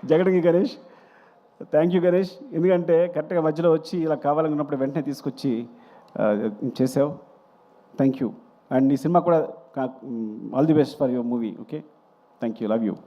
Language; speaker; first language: Telugu; native; Telugu